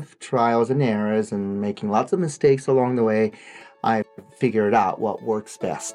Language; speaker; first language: English; non-native, fluent; Japanese